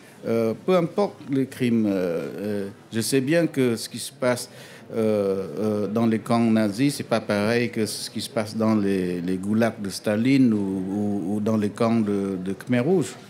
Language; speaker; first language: French; non-native, fluent; Khmer